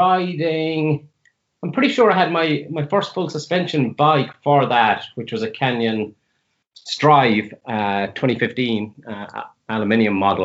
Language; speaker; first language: English; native; English